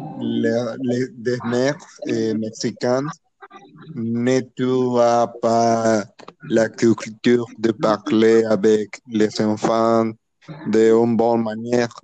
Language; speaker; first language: French; non-native, learner; Spanish